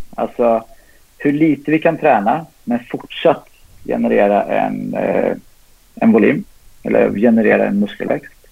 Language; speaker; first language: Swedish; native; Swedish